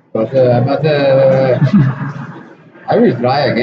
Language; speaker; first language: English; non-native, learner; Italian